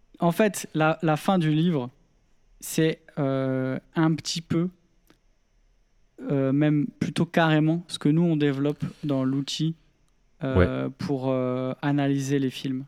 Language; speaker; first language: French; native; French